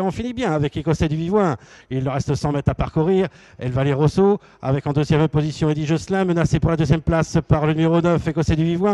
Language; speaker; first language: French; native; French